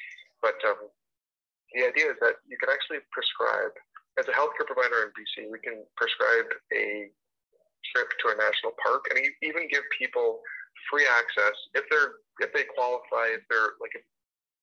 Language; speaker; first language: English; native; English